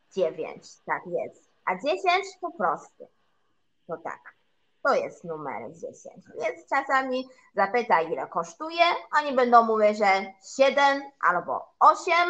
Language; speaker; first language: Polish; non-native, learner; Chinese